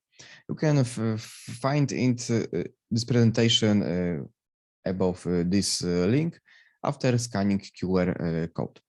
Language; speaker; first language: English; non-native, fluent; Polish